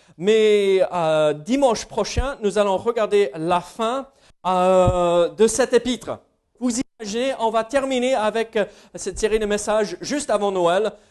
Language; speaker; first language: French; non-native, fluent; English